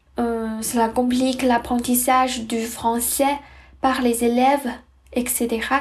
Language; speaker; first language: French; non-native, fluent; Chinese